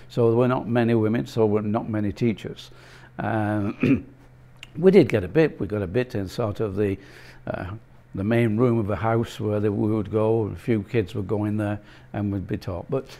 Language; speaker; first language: English; native; English